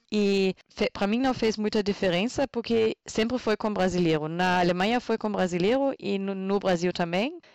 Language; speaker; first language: Portuguese; non-native, fluent; German